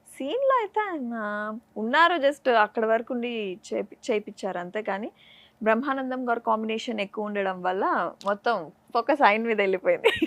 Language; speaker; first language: Telugu; native; Telugu